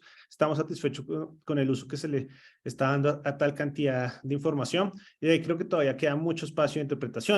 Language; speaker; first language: Spanish; native; Spanish